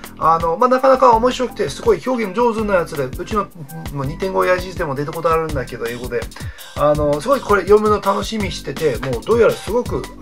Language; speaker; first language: Japanese; non-native, fluent; English